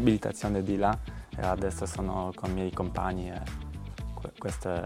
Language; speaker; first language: Italian; non-native, learner; Polish